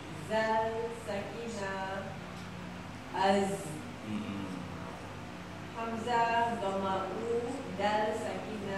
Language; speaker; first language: Arabic; non-native, learner; Malay